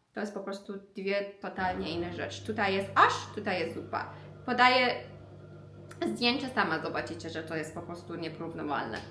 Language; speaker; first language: Polish; non-native, learner; Persian